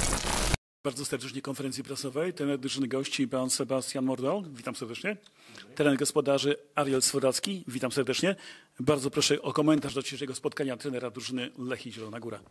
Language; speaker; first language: Polish; native; Polish